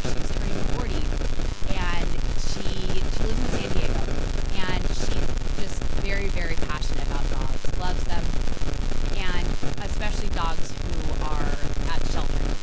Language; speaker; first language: English; native; English